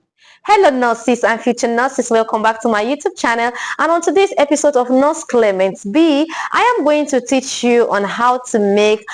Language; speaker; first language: English; non-native, local second language; Igbo